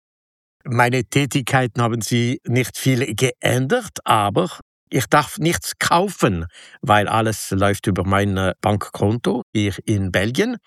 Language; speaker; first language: German; non-native, local second language; French